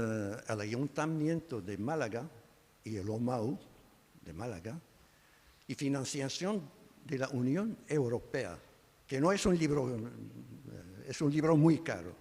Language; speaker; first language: Spanish; non-native, fluent; Arabic